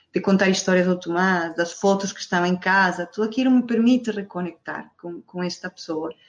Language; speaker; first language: Portuguese; non-native, fluent; Spanish